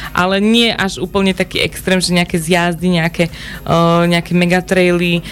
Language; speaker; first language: Slovak; native; Slovak